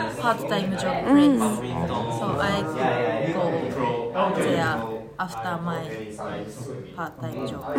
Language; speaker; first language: English; non-native, learner; Japanese